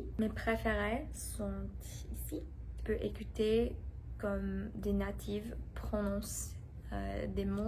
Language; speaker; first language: French; non-native, learner; English